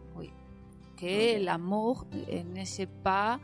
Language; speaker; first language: French; non-native, learner; Spanish